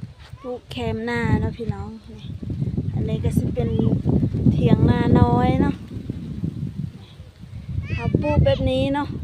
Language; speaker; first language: Thai; non-native, local second language; Lao